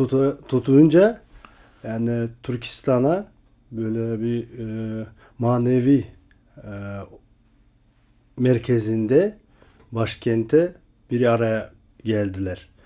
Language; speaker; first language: Turkish; non-native, learner; Kazakh